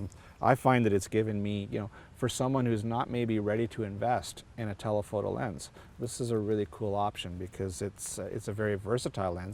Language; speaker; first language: English; native; English